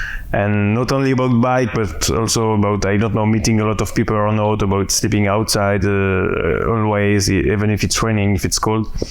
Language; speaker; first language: English; non-native, fluent; French